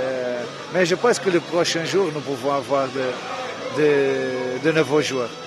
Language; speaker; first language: French; non-native, fluent; Portuguese